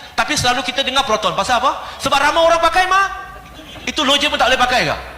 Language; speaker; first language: Malay; non-native, local second language; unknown